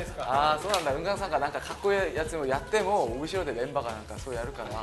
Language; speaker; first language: Japanese; non-native, fluent; Korean